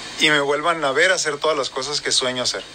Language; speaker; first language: Spanish; native; Spanish